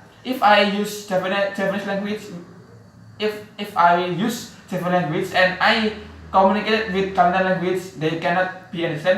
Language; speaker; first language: English; non-native, learner; Javanese